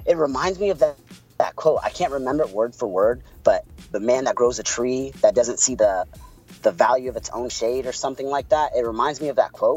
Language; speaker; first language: English; non-native, fluent; Spanish